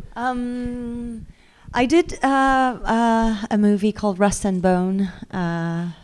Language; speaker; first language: English; non-native, fluent; French